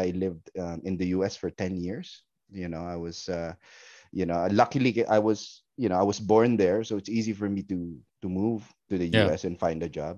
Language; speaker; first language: English; non-native, local second language; Filipino